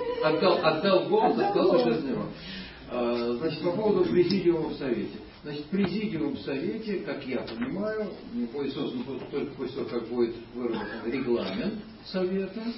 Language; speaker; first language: Russian; native; Russian